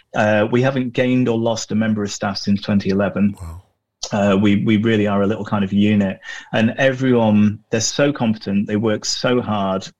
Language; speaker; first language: English; native; English